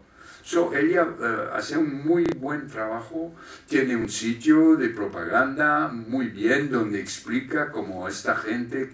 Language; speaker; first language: Spanish; non-native, fluent; French